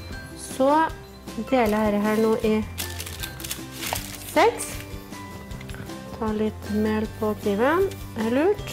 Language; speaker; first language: Norwegian; native; Norwegian